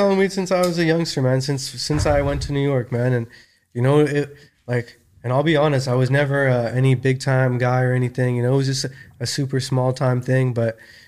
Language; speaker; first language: English; native; English